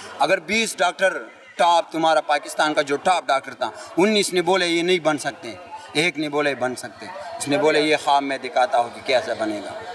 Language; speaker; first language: Urdu; non-native, local second language; Pashto